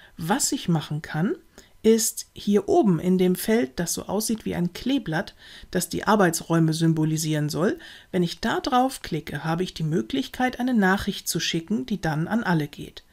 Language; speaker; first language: German; native; German